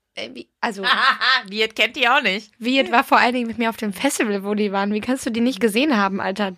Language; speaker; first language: German; non-native, fluent; English